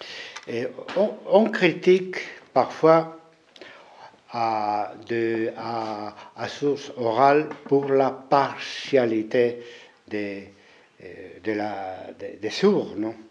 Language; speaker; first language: French; non-native, fluent; Spanish